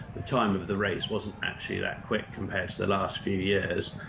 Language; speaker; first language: English; native; English